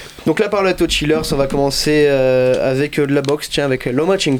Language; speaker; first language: French; native; French